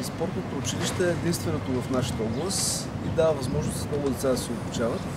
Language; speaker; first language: Bulgarian; native; Bulgarian